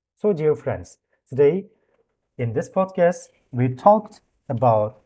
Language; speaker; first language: English; non-native, fluent; Turkish